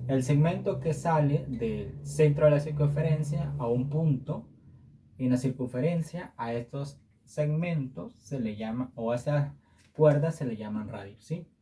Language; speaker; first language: Spanish; native; Spanish